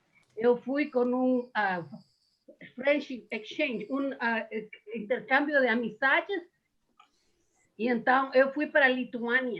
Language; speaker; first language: Portuguese; non-native, fluent; Spanish